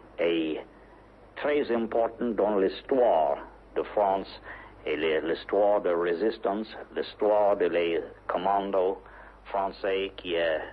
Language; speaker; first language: French; non-native, learner; English